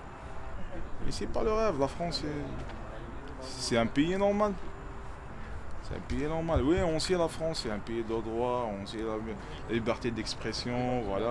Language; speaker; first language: French; non-native, local second language; Arabic